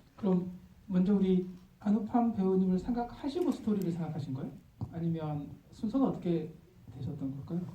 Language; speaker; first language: Korean; native; Korean